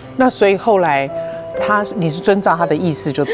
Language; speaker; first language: Chinese; native; Chinese